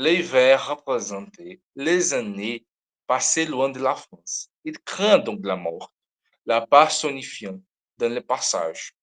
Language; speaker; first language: French; non-native, learner; Portuguese